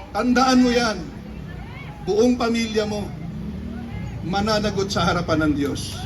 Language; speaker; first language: Filipino; non-native, local second language; Pampanga